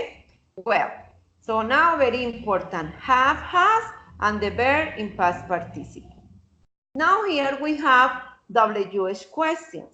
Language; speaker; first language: English; non-native, fluent; Spanish